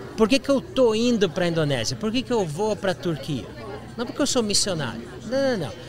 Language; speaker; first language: Portuguese; native; Portuguese